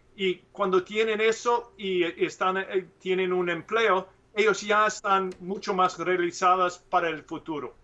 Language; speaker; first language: Spanish; non-native, learner; English